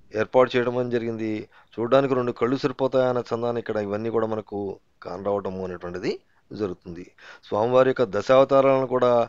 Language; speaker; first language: Telugu; native; Telugu